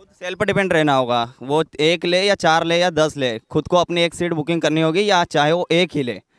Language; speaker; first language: Hindi; native; Hindi